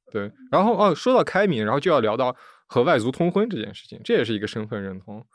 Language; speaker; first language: Chinese; native; Chinese